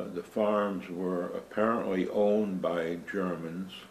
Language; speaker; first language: English; native; English